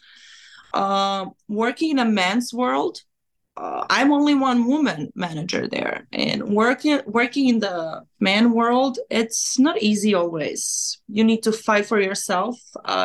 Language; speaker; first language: English; non-native, fluent; Serbian